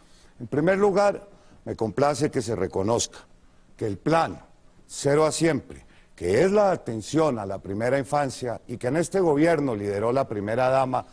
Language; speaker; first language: Spanish; native; Spanish